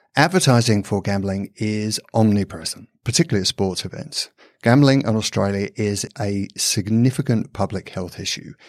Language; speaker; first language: English; native; English